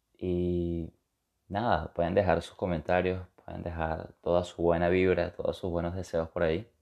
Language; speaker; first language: Spanish; native; Spanish